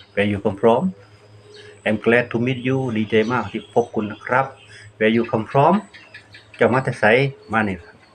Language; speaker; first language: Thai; non-native, local second language; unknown